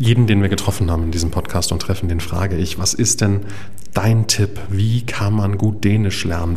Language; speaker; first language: German; native; German